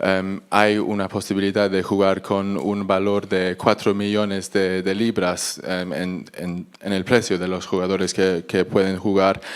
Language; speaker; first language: Spanish; non-native, learner; English